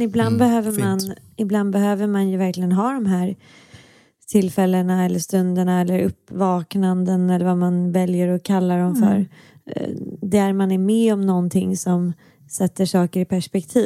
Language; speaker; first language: Swedish; native; Swedish